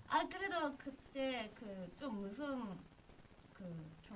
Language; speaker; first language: Korean; non-native, learner; Japanese